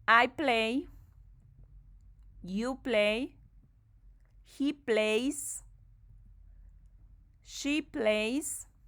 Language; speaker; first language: English; non-native, fluent; Spanish